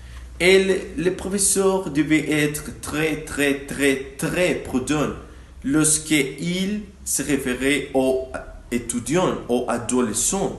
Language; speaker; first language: French; non-native, learner; Spanish